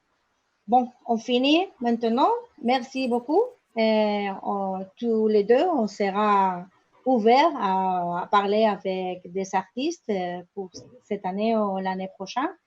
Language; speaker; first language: French; non-native, learner; Spanish